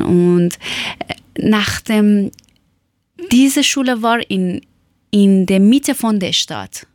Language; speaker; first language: German; non-native, fluent; Persian